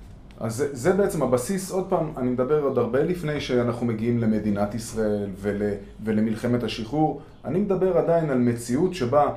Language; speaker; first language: Hebrew; native; Hebrew